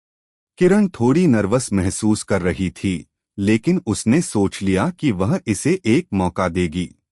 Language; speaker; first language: Hindi; native; Hindi